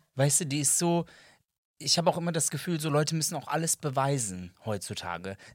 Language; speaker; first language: German; non-native, fluent; Serbian